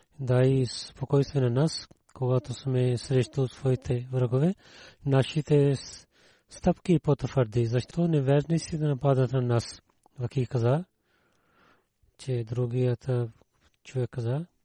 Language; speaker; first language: Bulgarian; non-native, learner; Urdu